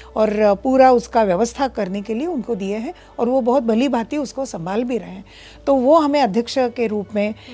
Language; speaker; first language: Hindi; non-native, local second language; Marathi